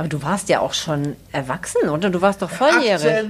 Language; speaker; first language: German; native; German